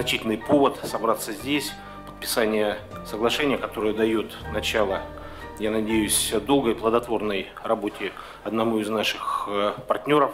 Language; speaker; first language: Russian; native; Russian